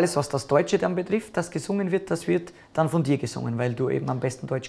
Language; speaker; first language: German; native; German